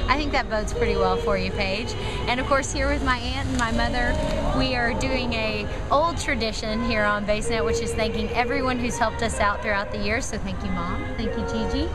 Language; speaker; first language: English; native; English